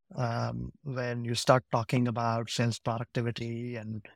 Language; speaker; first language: English; non-native, local second language; Gujarati